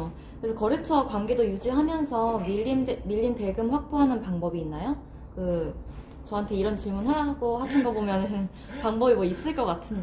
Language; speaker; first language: Korean; native; Korean